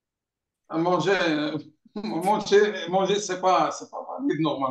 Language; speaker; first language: French; non-native, learner; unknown